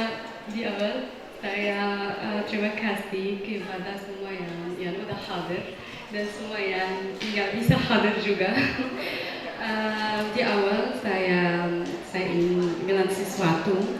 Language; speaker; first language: Indonesian; non-native, fluent; Arabic